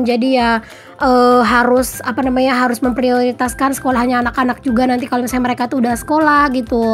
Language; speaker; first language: Indonesian; native; Indonesian